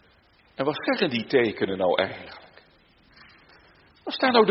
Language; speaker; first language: Dutch; native; Dutch